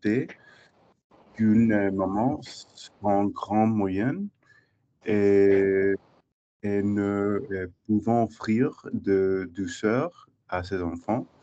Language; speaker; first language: French; non-native, learner; English